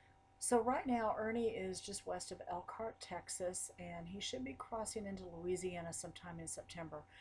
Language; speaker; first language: English; native; English